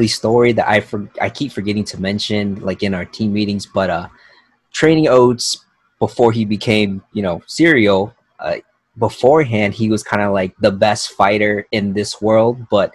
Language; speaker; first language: English; native; English